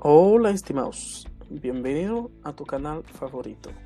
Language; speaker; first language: Spanish; non-native, local second language; Haitian Creole